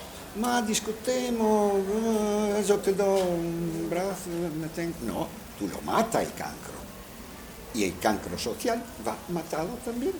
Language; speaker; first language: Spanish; non-native, learner; Italian